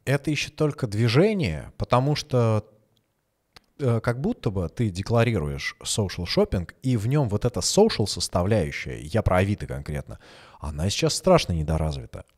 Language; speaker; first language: Russian; native; Russian